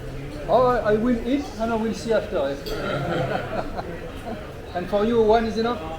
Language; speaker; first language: English; non-native, learner; French